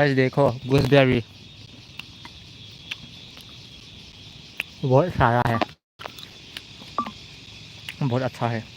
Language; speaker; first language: Hindi; non-native, local second language; Thado Chin